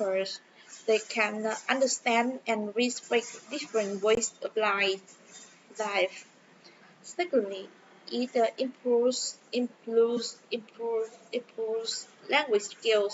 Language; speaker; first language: English; non-native, learner; Vietnamese